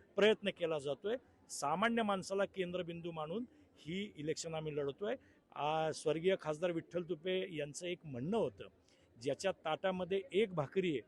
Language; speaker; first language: Marathi; native; Marathi